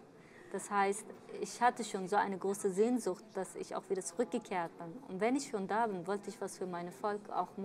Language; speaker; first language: German; early bilingual, other home language; Kurdish